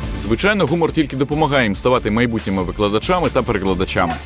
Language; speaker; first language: Ukrainian; native; Ukrainian